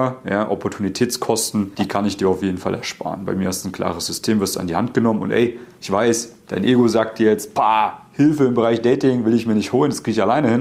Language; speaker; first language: German; native; German